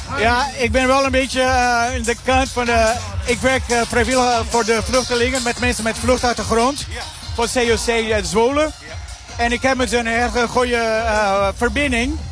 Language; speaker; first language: Dutch; non-native, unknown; Portuguese